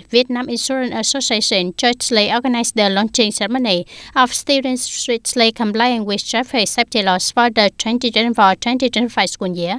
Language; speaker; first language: English; non-native, fluent; Vietnamese